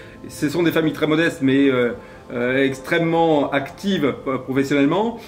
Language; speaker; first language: French; native; French